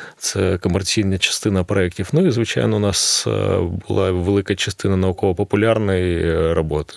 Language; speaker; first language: Ukrainian; non-native, local second language; Russian